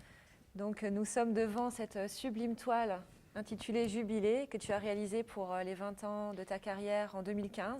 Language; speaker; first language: French; native; French